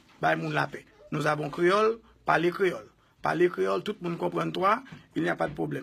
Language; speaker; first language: French; non-native, local second language; Haitian Creole